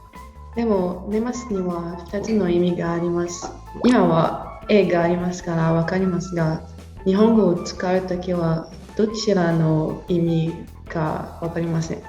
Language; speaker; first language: Japanese; non-native, learner; French